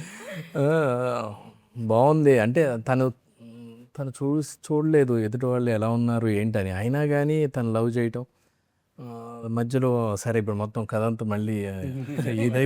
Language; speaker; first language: Telugu; native; Telugu